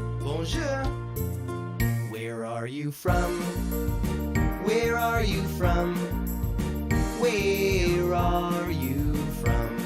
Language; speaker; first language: English; non-native, learner; Korean